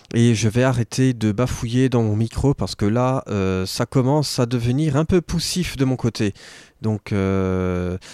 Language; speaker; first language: French; native; French